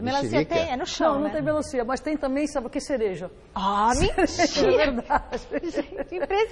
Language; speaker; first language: Portuguese; native; Portuguese